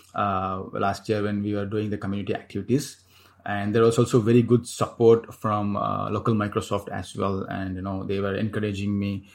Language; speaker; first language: English; non-native, local second language; Tamil